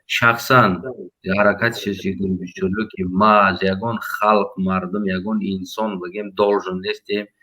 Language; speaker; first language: Tajik; native; Tajik